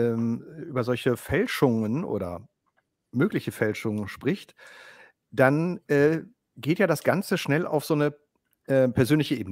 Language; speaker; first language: German; native; German